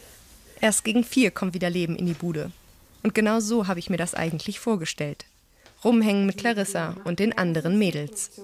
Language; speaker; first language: German; native; German